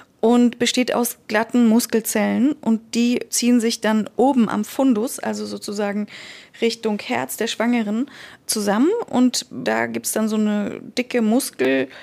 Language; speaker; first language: German; native; German